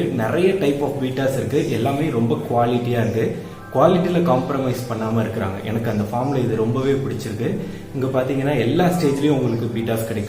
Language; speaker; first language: Tamil; native; Tamil